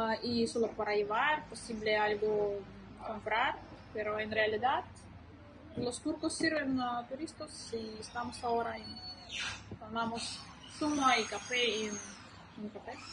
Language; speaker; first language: Spanish; non-native, learner; Russian